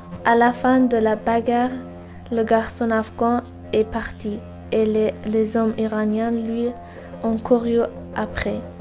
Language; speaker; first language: French; non-native, learner; Persian